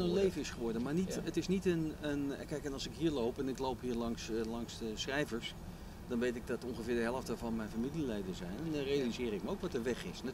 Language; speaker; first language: Dutch; native; Dutch